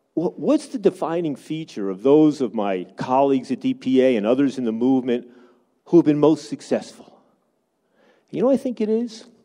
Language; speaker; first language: English; native; English